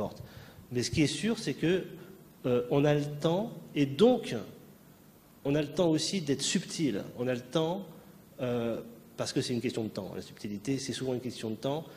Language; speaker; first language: French; native; French